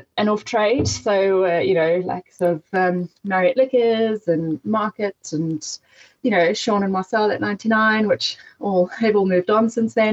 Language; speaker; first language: English; native; English